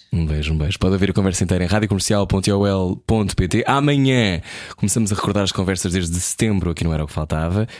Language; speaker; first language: Portuguese; native; Portuguese